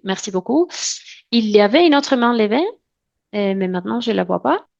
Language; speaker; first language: French; non-native, fluent; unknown